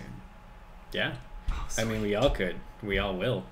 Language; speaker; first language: English; native; English